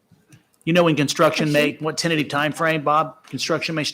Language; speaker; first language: English; native; English